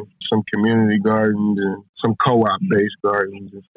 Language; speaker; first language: English; native; English